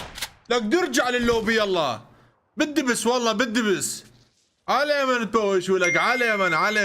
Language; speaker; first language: Arabic; native; Arabic